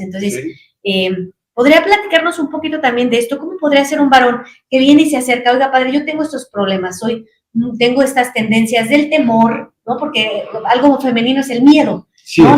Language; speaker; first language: Spanish; native; Spanish